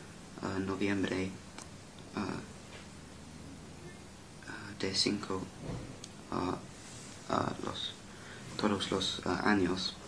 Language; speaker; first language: Spanish; non-native, learner; English